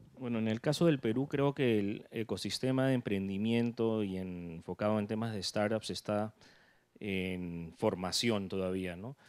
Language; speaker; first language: Spanish; native; Spanish